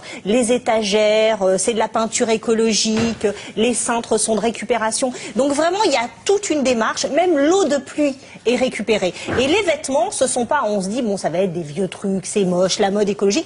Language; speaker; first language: French; native; French